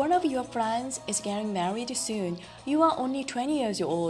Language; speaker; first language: English; non-native, fluent; Korean